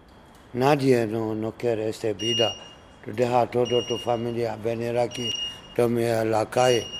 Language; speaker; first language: Spanish; non-native, learner; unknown